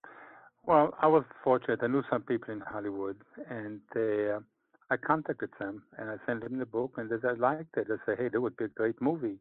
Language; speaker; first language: English; non-native, fluent; Hebrew